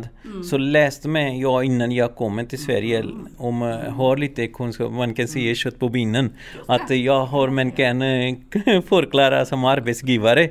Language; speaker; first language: Swedish; non-native, learner; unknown